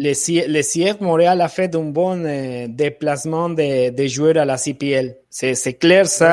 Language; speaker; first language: French; non-native, fluent; Spanish